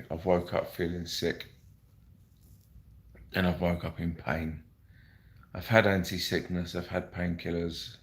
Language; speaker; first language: English; native; English